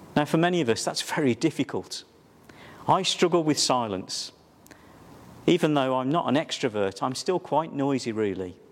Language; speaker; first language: English; native; English